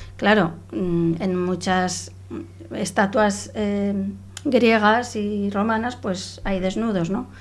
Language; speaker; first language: Spanish; non-native, local second language; Catalan